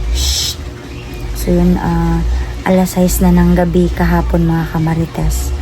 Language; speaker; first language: Filipino; non-native, local second language; Cebuano